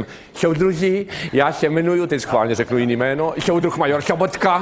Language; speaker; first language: Czech; native; Czech